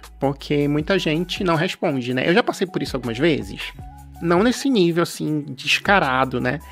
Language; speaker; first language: Portuguese; native; Portuguese